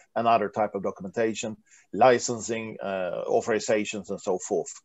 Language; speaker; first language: English; non-native, fluent; Swedish